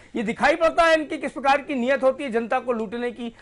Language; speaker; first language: Hindi; native; Hindi